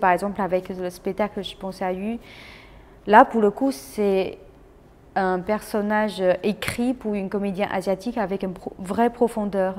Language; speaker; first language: French; non-native, fluent; Chinese